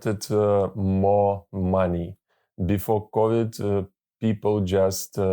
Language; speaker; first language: English; non-native, learner; Russian